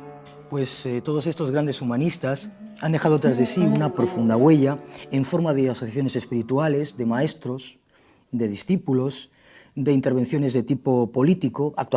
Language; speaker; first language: Spanish; native; Spanish